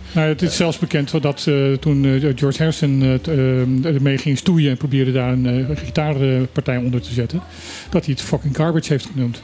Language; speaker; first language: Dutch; non-native, local second language; Papiamento